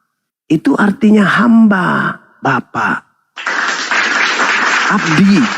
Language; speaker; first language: Indonesian; native; Indonesian